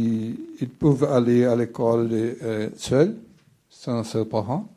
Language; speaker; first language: French; non-native, fluent; Portuguese